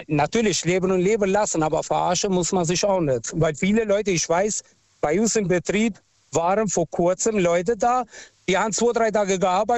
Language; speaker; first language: German; non-native, fluent; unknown